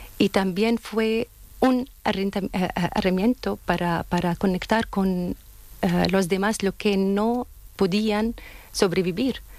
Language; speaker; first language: Spanish; non-native, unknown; Arabic